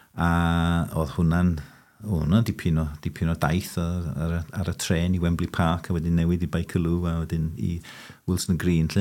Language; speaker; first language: Welsh; early bilingual, heritage; Welsh